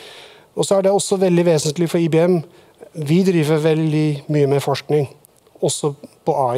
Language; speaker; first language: Norwegian; non-native, fluent; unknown